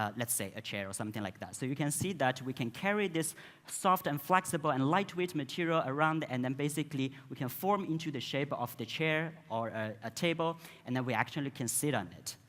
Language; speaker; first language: English; non-native, fluent; Chinese